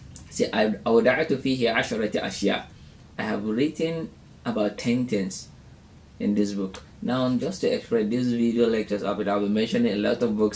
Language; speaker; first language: English; non-native, local second language; Hausa